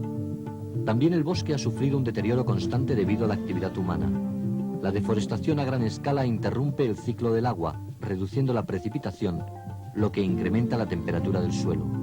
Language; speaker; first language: Spanish; native; Spanish